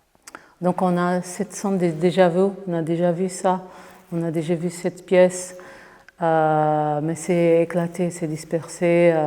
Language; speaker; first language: French; non-native, fluent; Portuguese